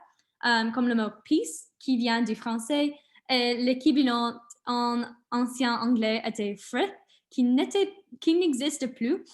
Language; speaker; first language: French; non-native, learner; English